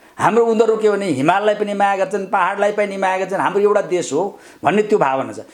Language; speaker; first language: Nepali; native; Nepali